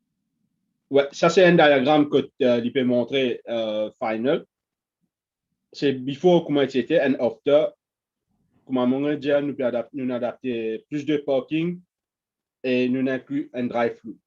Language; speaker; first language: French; non-native, local second language; Morisyen